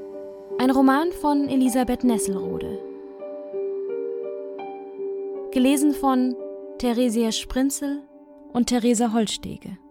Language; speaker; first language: German; native; German